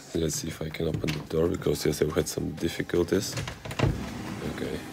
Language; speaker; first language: English; non-native, fluent; Bulgarian